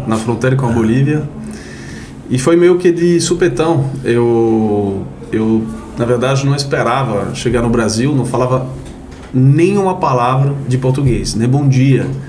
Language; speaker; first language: Portuguese; non-native, fluent; French